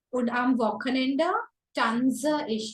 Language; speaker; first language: German; non-native, fluent; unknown